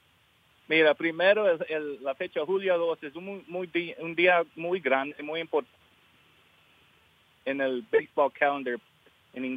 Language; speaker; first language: Spanish; early bilingual, heritage; English